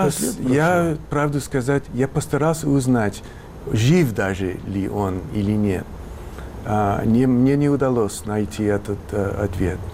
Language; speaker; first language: Russian; non-native, fluent; English